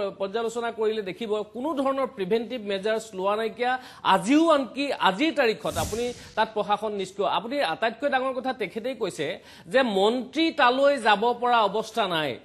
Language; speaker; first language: Assamese; native; Assamese